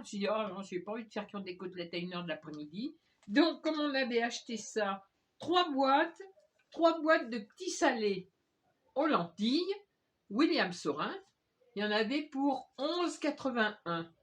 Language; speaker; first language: French; native; French